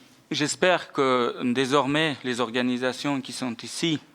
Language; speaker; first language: French; non-native, fluent; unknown